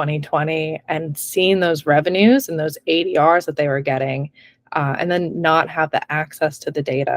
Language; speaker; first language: English; native; English